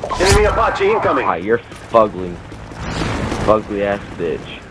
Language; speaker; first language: English; native; English